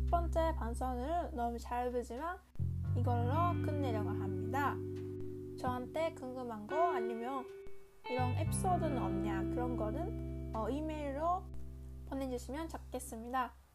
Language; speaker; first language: Korean; non-native, fluent; Japanese